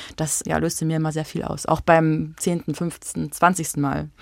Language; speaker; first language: German; native; German